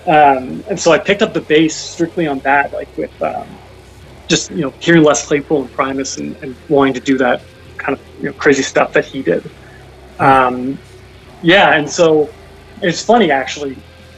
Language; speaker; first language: English; native; English